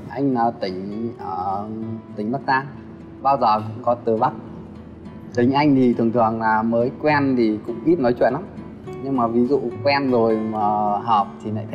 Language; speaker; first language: Vietnamese; native; Vietnamese